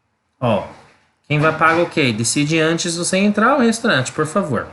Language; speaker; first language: Portuguese; non-native, learner; English